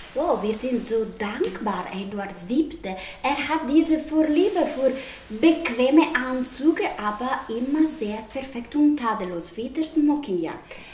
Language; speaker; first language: German; non-native, learner; Italian